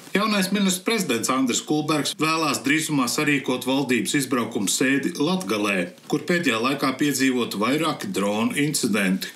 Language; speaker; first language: Latvian; early bilingual, heritage; Latvian